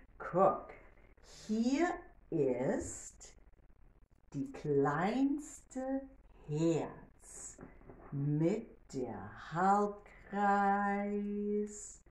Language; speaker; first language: German; non-native, learner; English